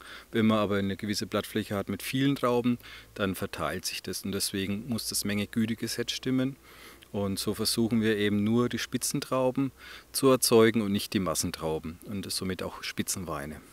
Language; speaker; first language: German; native; German